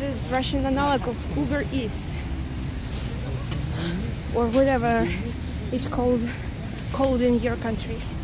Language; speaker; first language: English; non-native, fluent; Russian